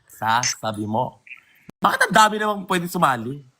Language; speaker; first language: Filipino; native; Filipino